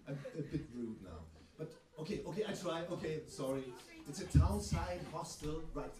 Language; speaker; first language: English; non-native, learner; German